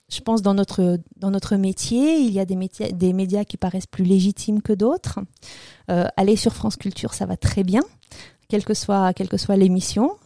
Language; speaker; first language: French; early bilingual, other home language; Russian